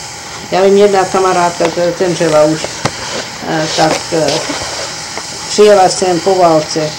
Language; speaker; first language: Czech; early bilingual, heritage; Czech